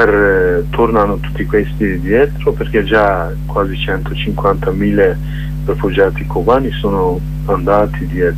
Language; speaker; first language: Italian; non-native, learner; Kurdish